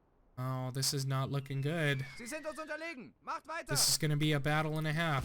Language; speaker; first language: English; native; English